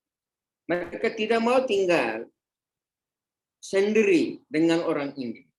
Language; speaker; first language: Indonesian; non-native, fluent; Hindi